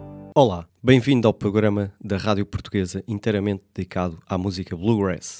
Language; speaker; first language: Portuguese; native; Portuguese